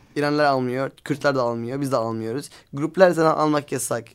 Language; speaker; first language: Turkish; non-native, learner; Arabic